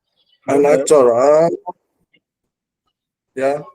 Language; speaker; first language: English; non-native, learner; Indonesian